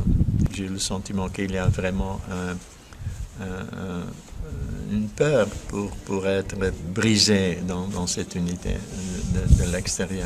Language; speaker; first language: French; non-native, fluent; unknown